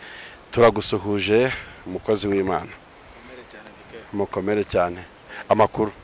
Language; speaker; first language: Kinyarwanda; native; Kinyarwanda